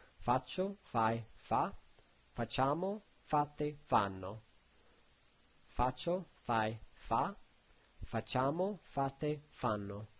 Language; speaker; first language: Italian; non-native, learner; English